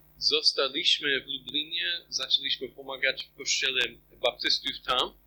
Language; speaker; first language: Polish; non-native, fluent; English